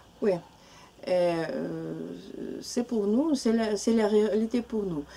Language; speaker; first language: French; non-native, learner; Russian